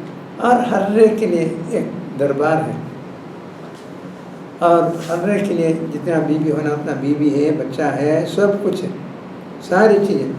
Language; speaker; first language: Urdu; non-native, local second language; Malayalam